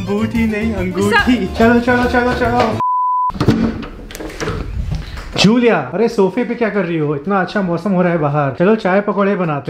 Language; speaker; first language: Hindi; native; Hindi